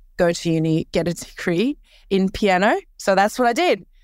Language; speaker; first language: English; early bilingual, other home language; Korean